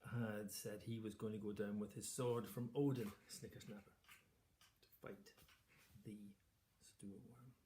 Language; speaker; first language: English; native; English